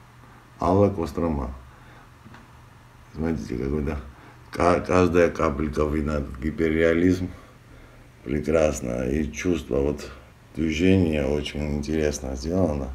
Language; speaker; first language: Russian; non-native, fluent; Georgian